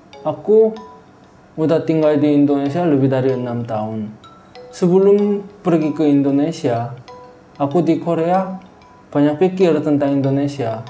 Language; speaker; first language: Indonesian; non-native, fluent; Korean